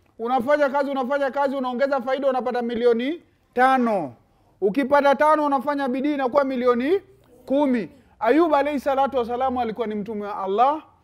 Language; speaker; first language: Swahili; native; Swahili